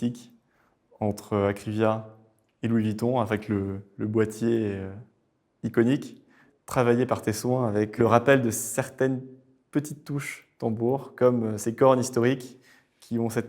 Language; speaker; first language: French; native; French